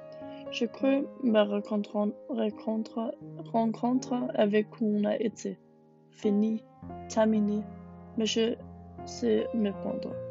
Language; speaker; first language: French; non-native, learner; English